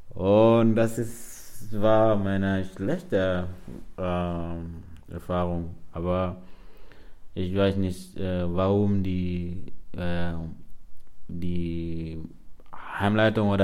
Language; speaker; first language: German; non-native, learner; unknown